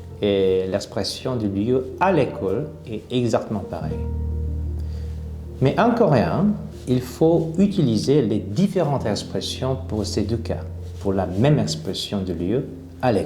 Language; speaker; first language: French; non-native, fluent; Korean